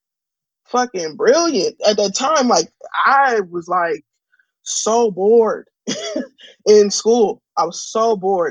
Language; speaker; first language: English; native; English